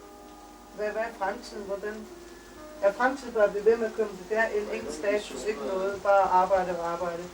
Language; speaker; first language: Danish; native; Danish